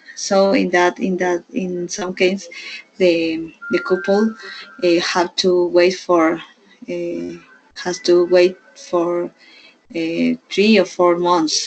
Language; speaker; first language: English; non-native, learner; Spanish